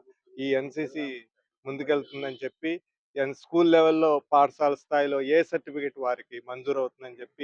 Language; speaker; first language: Telugu; native; Telugu